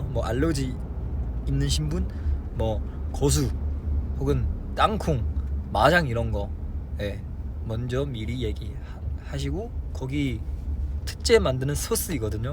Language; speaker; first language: Korean; non-native, fluent; Chinese